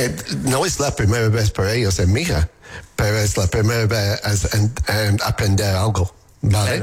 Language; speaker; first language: Spanish; non-native, learner; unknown